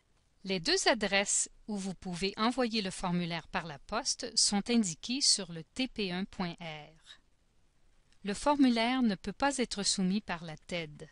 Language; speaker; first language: French; native; French